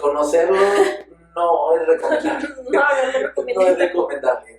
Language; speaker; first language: Spanish; native; Spanish